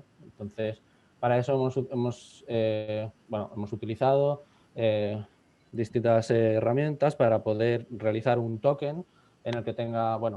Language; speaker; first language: Spanish; native; Spanish